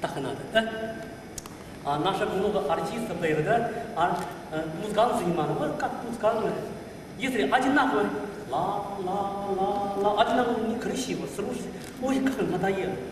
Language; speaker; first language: Russian; non-native, learner; Chinese